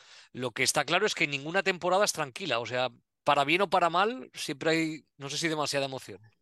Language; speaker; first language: Spanish; native; Spanish